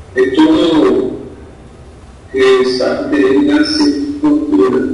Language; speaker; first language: Spanish; non-native, fluent; Portuguese